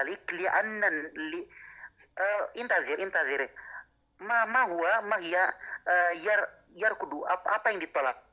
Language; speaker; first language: Arabic; non-native, learner; Indonesian